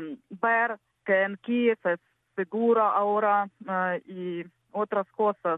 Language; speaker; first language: Spanish; non-native, learner; Ukrainian